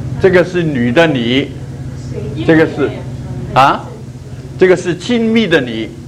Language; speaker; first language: Chinese; non-native, local second language; Cantonese